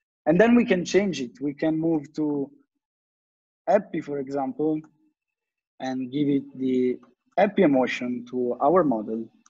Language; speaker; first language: English; non-native, fluent; Italian